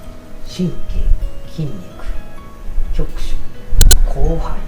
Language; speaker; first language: Japanese; native; Japanese